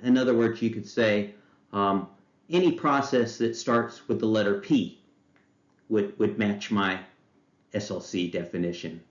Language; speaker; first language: English; native; English